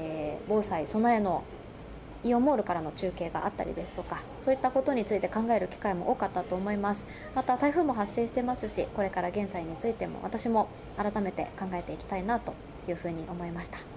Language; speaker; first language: Japanese; native; Japanese